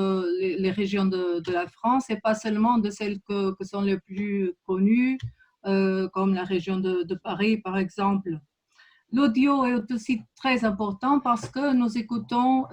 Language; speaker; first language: French; non-native, fluent; Portuguese